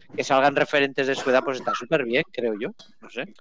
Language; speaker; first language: Spanish; native; Spanish